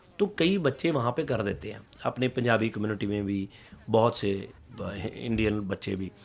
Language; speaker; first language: Hindi; non-native, local second language; Punjabi